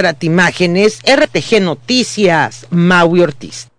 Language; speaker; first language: Spanish; native; Spanish